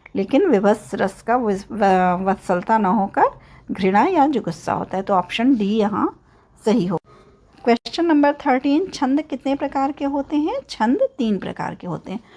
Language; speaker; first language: Hindi; native; Hindi